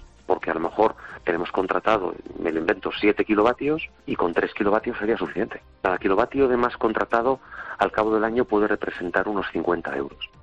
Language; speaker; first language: Spanish; native; Spanish